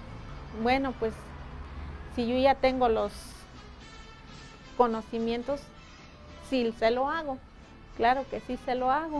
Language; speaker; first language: Spanish; native; Spanish